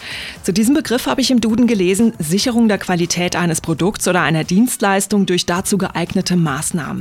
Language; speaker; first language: German; native; German